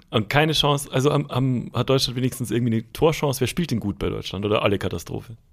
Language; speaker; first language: German; native; German